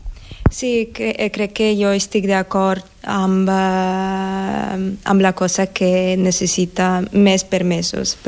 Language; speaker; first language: Catalan; non-native, learner; Spanish